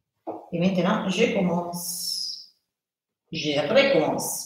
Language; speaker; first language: French; non-native, fluent; Italian